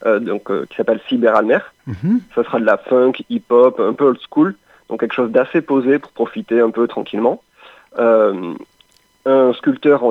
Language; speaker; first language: French; native; French